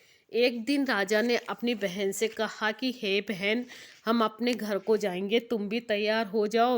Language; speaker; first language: Hindi; native; Hindi